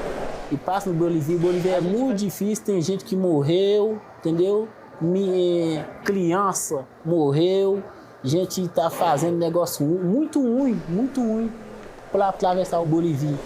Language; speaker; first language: Portuguese; non-native, learner; Haitian Creole